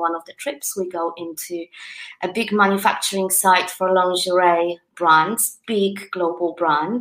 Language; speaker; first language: English; non-native, fluent; Polish